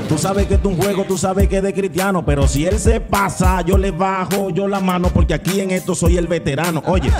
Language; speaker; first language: Spanish; native; Spanish